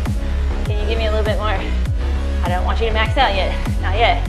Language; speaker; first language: English; native; English